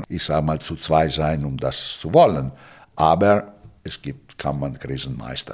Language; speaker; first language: German; non-native, fluent; Italian